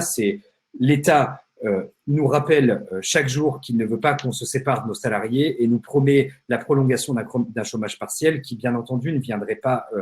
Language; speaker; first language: French; native; French